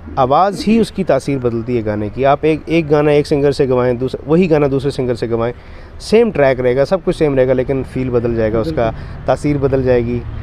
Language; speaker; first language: Hindi; non-native, local second language; Pahari-Potwari